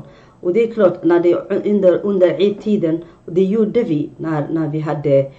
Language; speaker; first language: Swedish; non-native, fluent; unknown